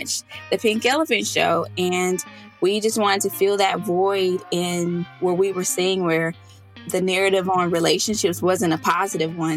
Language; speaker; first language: English; native; English